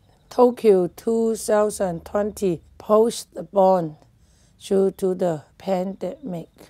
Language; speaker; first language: English; non-native, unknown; Chinese